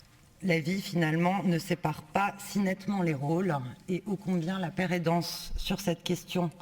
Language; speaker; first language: French; native; French